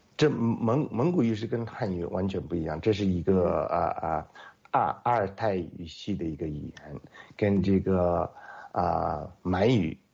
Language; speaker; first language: Chinese; non-native, local second language; Mongolian